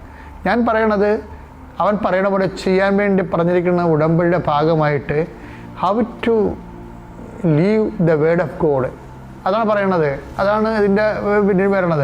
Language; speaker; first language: Malayalam; native; Malayalam